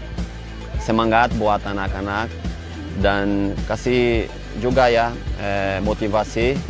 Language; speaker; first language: Indonesian; non-native, fluent; Portuguese